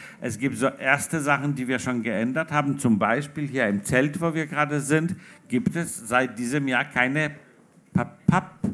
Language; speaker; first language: German; non-native, fluent; Polish